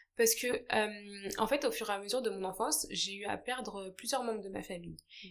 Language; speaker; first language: French; early bilingual, other home language; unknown